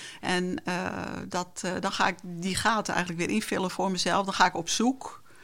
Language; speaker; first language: Dutch; non-native, local second language; Western Frisian